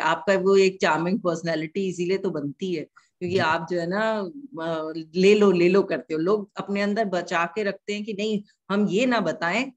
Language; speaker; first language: Hindi; native; Hindi